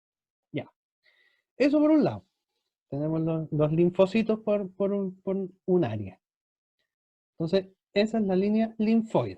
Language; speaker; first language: Spanish; native; Spanish